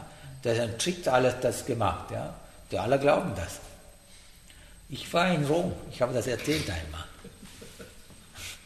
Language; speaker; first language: German; non-native, fluent; Sinhala